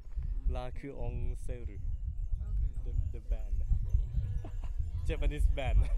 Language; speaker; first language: English; non-native, learner; Thai